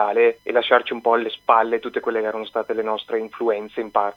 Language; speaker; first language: Italian; native; Italian